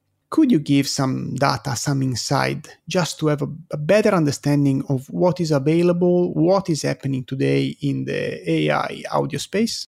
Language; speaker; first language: English; non-native, fluent; Italian